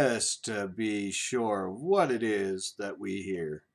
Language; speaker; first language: English; native; English